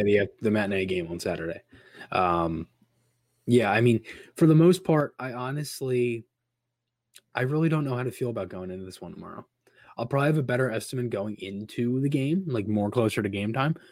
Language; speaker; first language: English; native; English